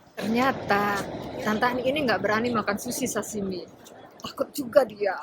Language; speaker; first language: Indonesian; native; Indonesian